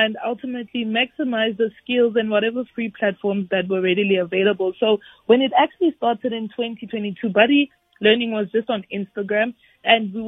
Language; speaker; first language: English; non-native, local second language; Venda